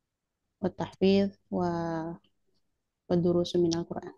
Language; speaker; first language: Arabic; non-native, learner; Indonesian